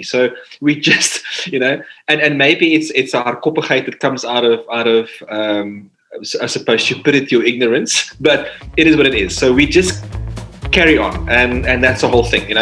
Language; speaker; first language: English; non-native, local second language; Afrikaans